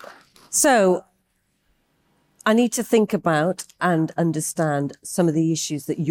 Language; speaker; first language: English; native; English